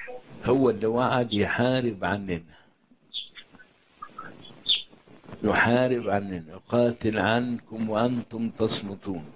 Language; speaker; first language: Arabic; native; Arabic